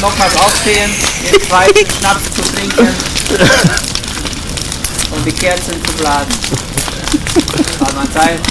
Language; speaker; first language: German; non-native, learner; Hungarian